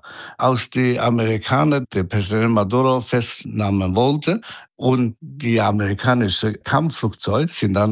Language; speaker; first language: German; non-native, fluent; Chinese